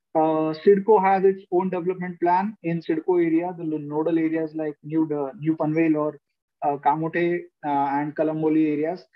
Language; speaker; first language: English; non-native, local second language; Marathi